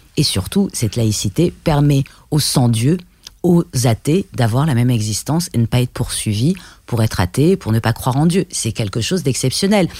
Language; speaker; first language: French; early bilingual, other home language; Persian